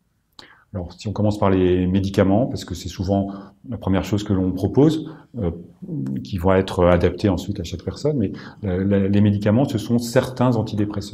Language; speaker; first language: French; native; French